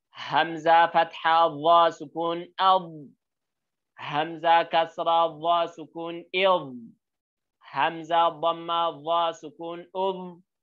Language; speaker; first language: Arabic; non-native, learner; Oromo